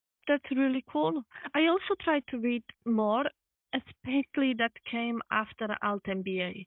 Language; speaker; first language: English; non-native, fluent; Polish